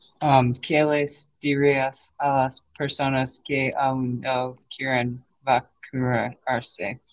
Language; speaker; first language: Spanish; non-native, learner; English